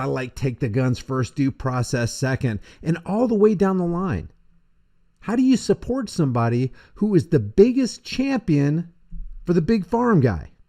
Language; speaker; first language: English; native; English